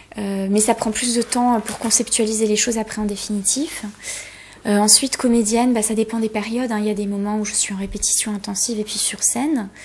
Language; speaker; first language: French; early bilingual, other home language; Polish